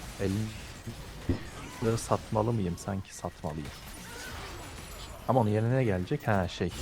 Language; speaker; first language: Turkish; native; Turkish